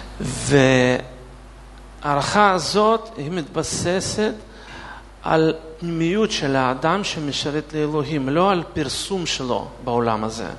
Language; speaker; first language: Hebrew; non-native, fluent; Russian